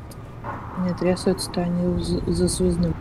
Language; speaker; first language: Russian; native; Russian